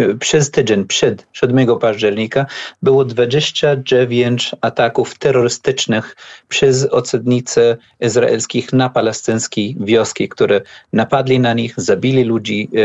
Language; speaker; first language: Polish; non-native, learner; Arabic